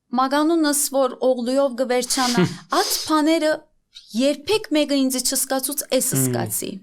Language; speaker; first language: Armenian; native; Armenian